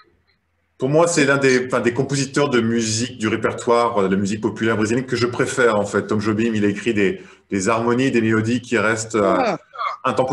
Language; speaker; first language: French; native; French